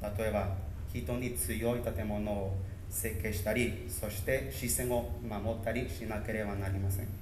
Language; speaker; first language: Japanese; non-native, learner; Spanish